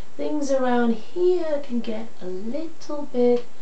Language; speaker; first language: English; native; English